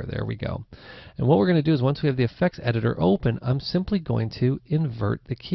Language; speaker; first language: English; native; English